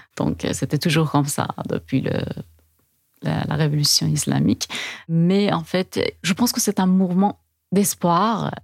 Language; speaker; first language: French; non-native, fluent; Persian